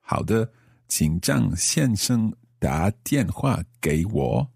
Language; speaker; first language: Chinese; non-native, learner; English